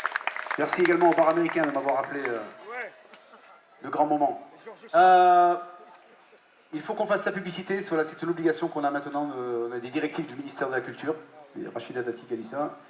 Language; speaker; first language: French; native; French